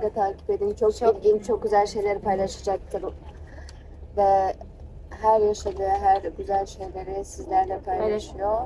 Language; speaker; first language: Turkish; non-native, fluent; Kyrgyz